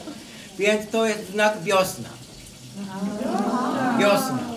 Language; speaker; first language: Polish; non-native, learner; Japanese